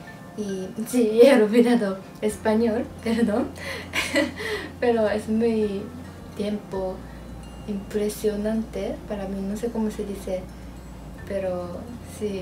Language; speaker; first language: Spanish; non-native, learner; Japanese